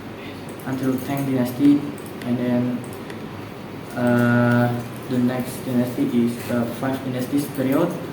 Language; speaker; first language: English; non-native, learner; Indonesian